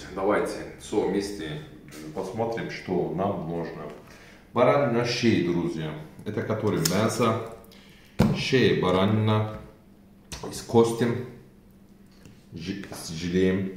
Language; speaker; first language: Russian; non-native, learner; Turkish